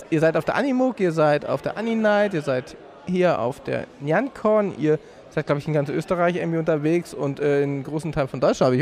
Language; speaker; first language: German; native; German